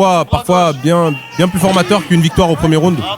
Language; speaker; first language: French; native; French